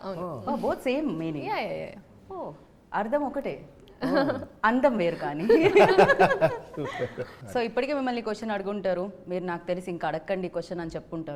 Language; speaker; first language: Telugu; native; Telugu